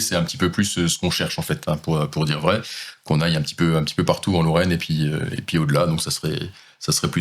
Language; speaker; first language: French; native; French